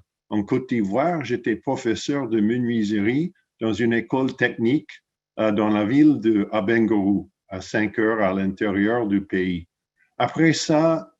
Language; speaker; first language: French; non-native, fluent; English